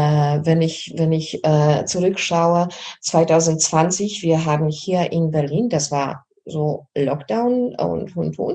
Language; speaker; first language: German; non-native, fluent; Polish